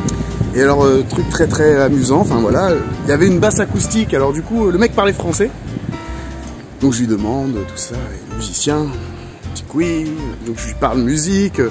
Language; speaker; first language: French; native; French